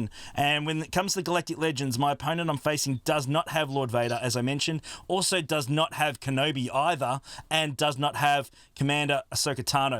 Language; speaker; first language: English; native; English